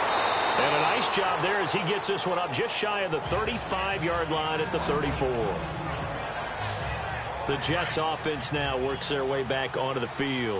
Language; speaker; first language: English; native; English